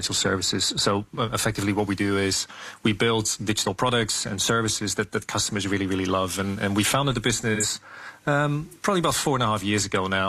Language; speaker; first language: English; non-native, fluent; Dutch